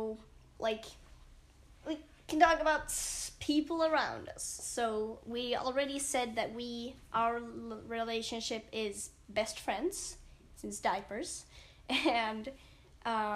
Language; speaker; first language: English; non-native, fluent; Swedish